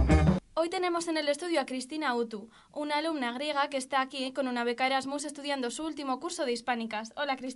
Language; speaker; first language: Spanish; native; Spanish